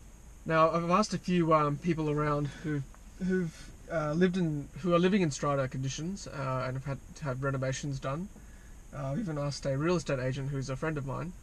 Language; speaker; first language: English; native; English